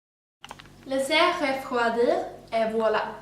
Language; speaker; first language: French; non-native, learner; Swedish